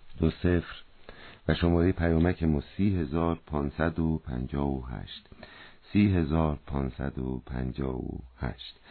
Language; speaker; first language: Persian; native; Persian